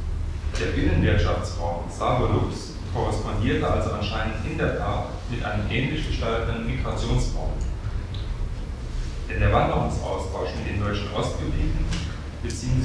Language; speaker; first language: German; native; German